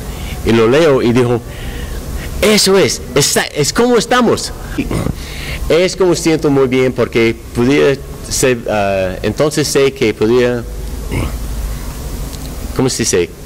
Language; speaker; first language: Spanish; non-native, learner; English